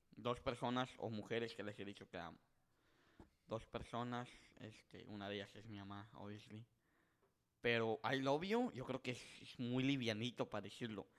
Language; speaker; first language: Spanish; early bilingual, heritage; Spanish